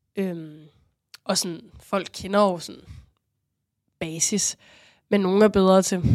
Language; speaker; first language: Danish; native; Danish